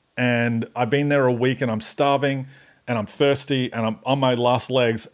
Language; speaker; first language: English; native; English